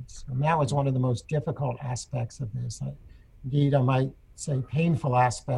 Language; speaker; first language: English; native; English